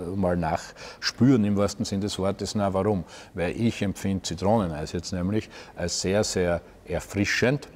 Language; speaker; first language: German; native; German